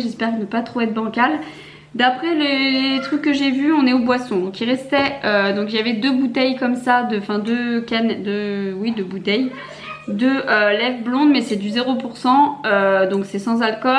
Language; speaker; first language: French; native; French